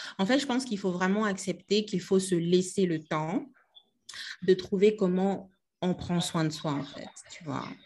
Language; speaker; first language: French; non-native, local second language; Lingala